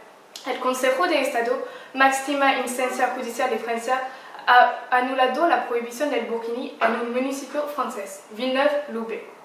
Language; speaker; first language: Spanish; non-native, learner; French